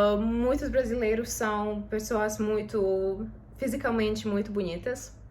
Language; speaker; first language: Portuguese; non-native, fluent; Serbian